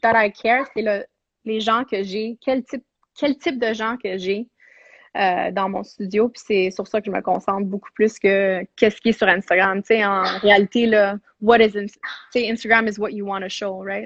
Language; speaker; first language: French; native; French